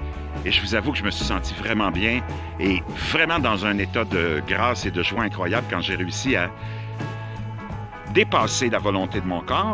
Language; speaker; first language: French; native; French